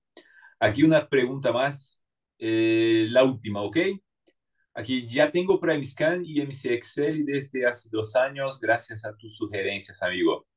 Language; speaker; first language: Spanish; non-native, fluent; Portuguese